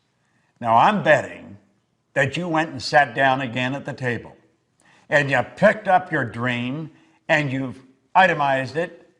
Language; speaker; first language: English; native; English